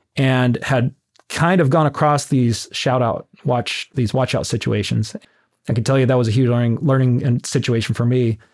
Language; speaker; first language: English; native; English